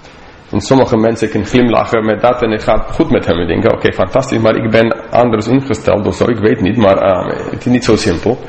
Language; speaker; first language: Dutch; non-native, fluent; English